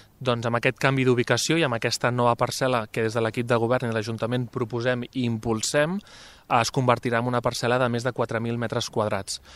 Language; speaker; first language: Catalan; native; Catalan